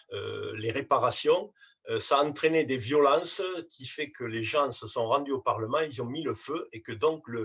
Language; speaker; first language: French; native; French